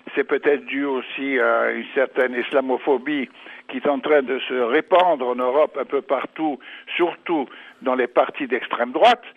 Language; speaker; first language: French; non-native, fluent; English